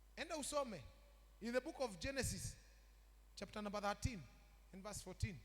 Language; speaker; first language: English; non-native, local second language; Swahili